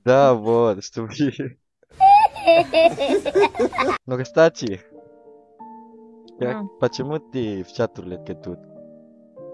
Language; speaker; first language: Russian; non-native, learner; Indonesian